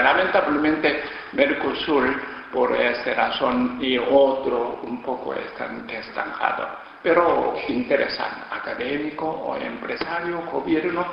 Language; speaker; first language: Spanish; non-native, learner; Korean